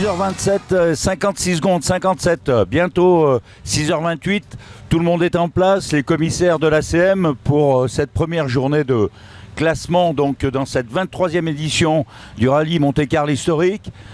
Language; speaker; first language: French; native; French